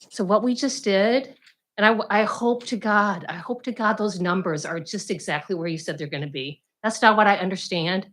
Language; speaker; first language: English; native; English